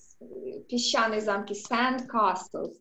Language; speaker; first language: Russian; native; Russian